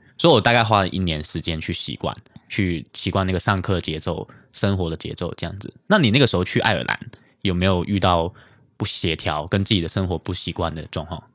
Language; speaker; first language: Chinese; non-native, local second language; Cantonese